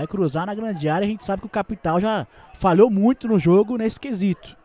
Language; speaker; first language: Portuguese; native; Portuguese